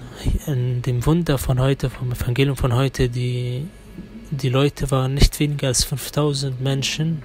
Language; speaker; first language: German; non-native, fluent; Arabic